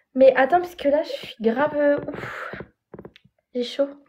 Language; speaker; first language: French; native; French